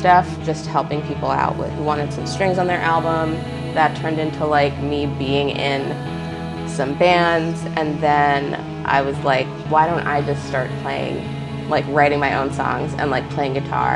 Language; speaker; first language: English; native; English